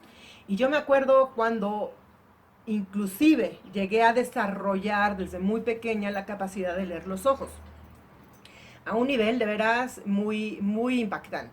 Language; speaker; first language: Spanish; native; Spanish